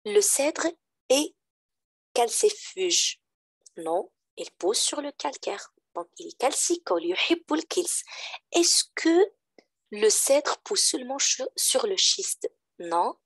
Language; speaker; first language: French; non-native, local second language; Arabic